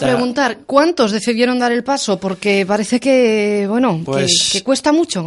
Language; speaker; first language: Spanish; native; Spanish